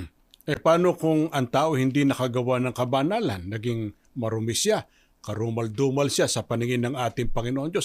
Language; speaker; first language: Filipino; native; Filipino